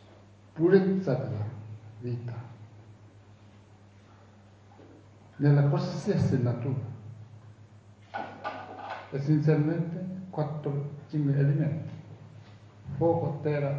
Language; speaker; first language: Italian; non-native, fluent; Tibetan